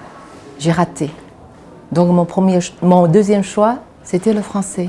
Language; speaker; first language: French; non-native, fluent; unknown